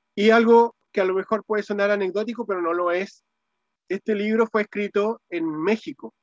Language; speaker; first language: Spanish; native; Spanish